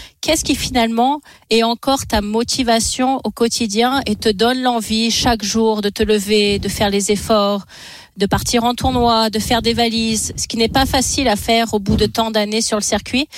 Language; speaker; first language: French; native; French